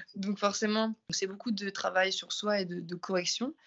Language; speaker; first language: French; native; French